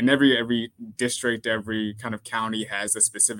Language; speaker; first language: English; native; English